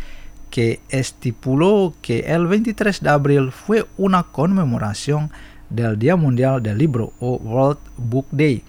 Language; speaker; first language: Spanish; non-native, fluent; Indonesian